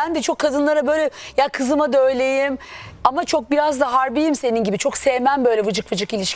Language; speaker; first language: Turkish; native; Turkish